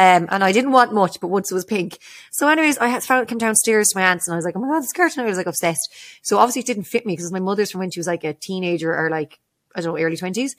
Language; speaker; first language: English; native; English